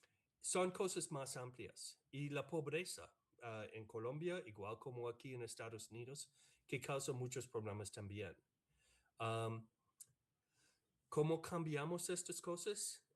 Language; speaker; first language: Spanish; non-native, fluent; English